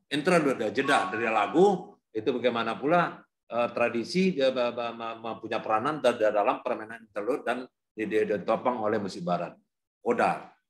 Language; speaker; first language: Indonesian; native; Indonesian